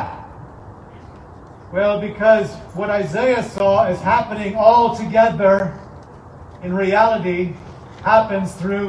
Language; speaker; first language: English; native; English